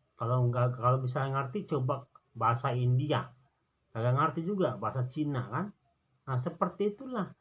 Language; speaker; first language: Indonesian; non-native, local second language; Sundanese